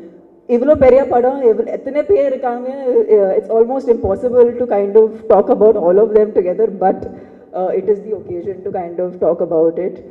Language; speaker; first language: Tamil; non-native, fluent; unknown